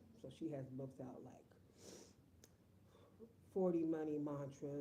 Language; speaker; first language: English; native; English